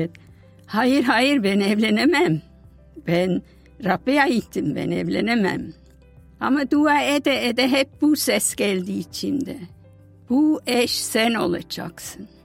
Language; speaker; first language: Turkish; non-native, fluent; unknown